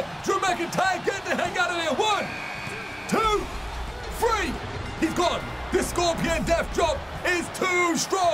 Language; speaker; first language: English; native; English